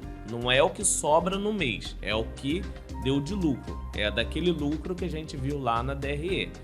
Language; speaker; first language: Portuguese; native; Portuguese